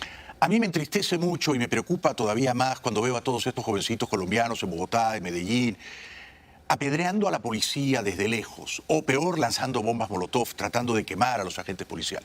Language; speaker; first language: Spanish; native; Spanish